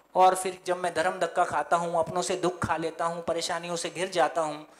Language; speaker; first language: Hindi; native; Hindi